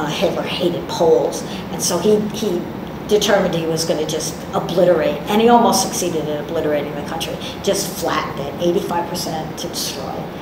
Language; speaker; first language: English; native; English